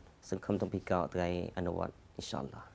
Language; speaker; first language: Hindi; non-native, fluent; Khmer